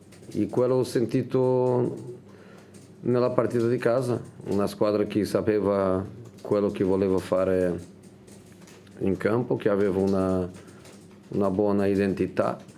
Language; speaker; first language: Italian; non-native, fluent; Portuguese